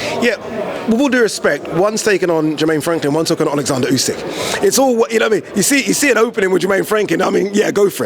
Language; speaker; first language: English; native; English